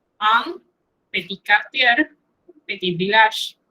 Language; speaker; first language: French; non-native, fluent; Spanish